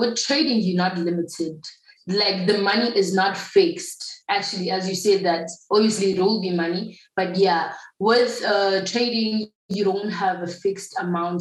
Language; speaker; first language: English; non-native, local second language; Zulu